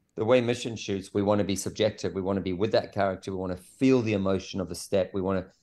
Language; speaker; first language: English; native; English